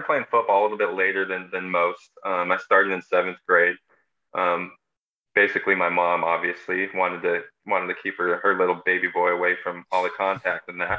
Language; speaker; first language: English; native; English